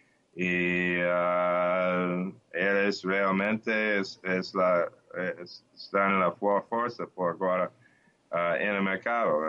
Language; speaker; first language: Portuguese; non-native, learner; Spanish